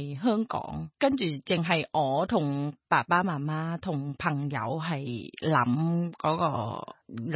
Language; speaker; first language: Cantonese; non-native, fluent; Thai